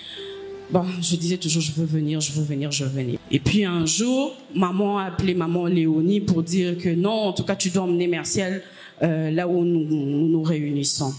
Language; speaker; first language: French; non-native, local second language; Lingala